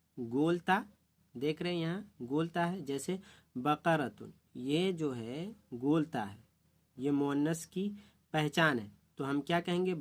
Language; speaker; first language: Urdu; native; Urdu